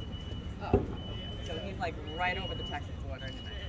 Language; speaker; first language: English; native; English